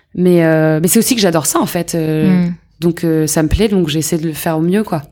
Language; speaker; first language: French; native; French